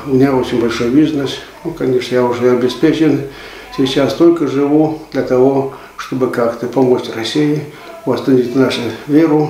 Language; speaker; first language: Russian; early bilingual, heritage; Russian